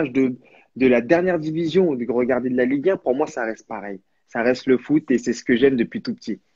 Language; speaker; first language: French; native; French